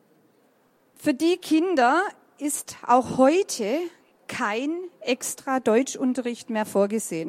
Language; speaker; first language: German; native; German